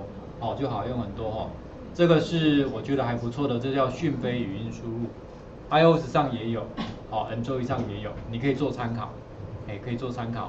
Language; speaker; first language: Chinese; native; Chinese